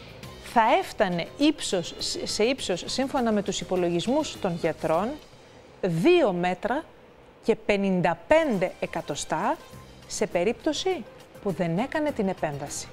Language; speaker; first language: Greek; native; Greek